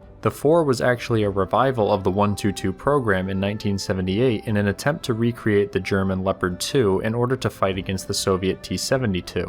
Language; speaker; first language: English; native; English